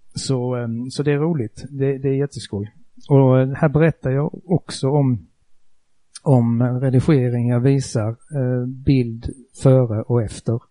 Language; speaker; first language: Swedish; native; Swedish